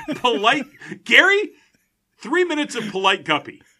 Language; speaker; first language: English; early bilingual, other home language; Dutch